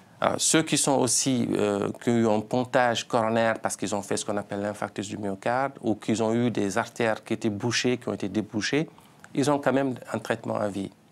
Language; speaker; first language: French; non-native, local second language; Fula